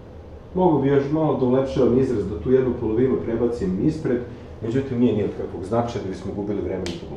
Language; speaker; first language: Serbian; native; Serbian